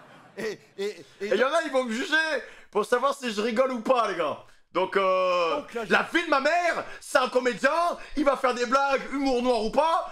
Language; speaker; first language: French; native; French